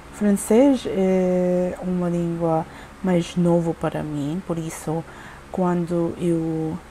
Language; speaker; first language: Portuguese; non-native, learner; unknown